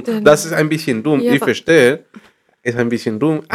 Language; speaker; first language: German; non-native, learner; Spanish